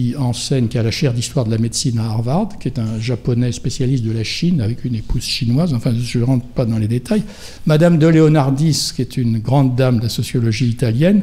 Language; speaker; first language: French; native; French